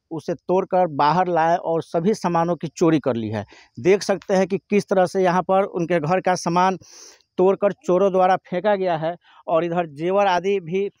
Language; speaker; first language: Hindi; native; Hindi